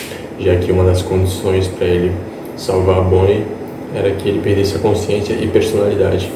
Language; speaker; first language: Portuguese; native; Portuguese